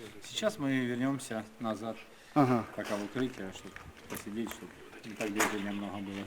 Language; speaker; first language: Russian; native; Russian